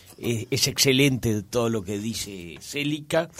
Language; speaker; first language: Spanish; native; Spanish